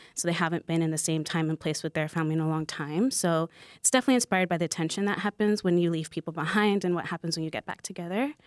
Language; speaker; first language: English; native; English